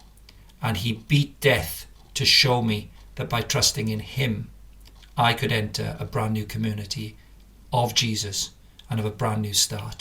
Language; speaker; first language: English; native; English